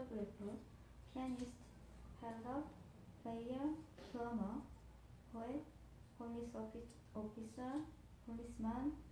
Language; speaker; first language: English; non-native, learner; Korean